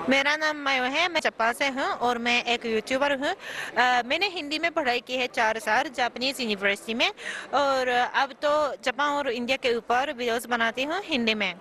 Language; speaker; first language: Hindi; non-native, fluent; Japanese